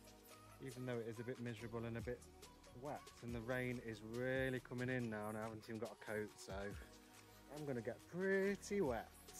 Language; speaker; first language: English; native; English